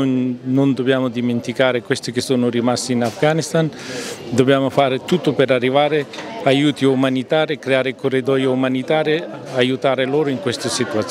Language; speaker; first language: Italian; non-native, fluent; Persian